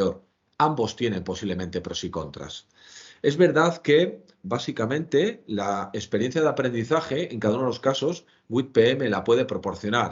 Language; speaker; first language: Spanish; native; Spanish